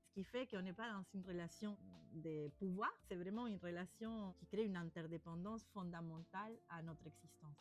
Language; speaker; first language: French; non-native, fluent; Spanish